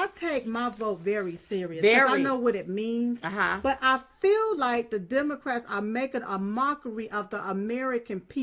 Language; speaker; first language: English; native; English